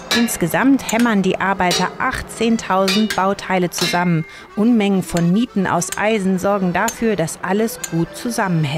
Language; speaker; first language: German; native; German